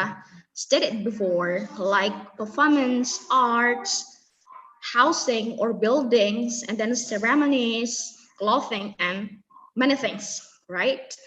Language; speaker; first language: English; non-native, fluent; Indonesian